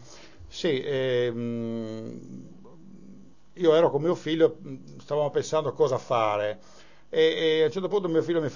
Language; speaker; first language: Italian; native; Italian